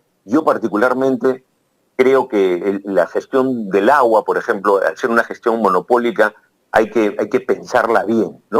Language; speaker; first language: Spanish; native; Spanish